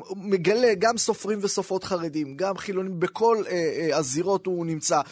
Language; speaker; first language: Hebrew; native; Hebrew